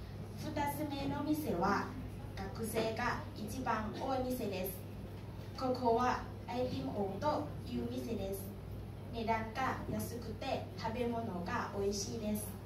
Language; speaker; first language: Japanese; non-native, learner; Thai